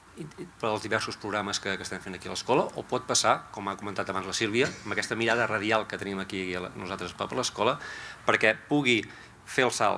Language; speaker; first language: Catalan; native; Catalan